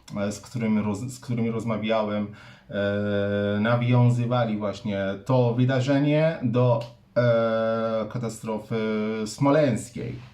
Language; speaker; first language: Polish; non-native, fluent; Persian